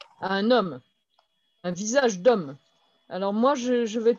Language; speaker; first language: French; non-native, fluent; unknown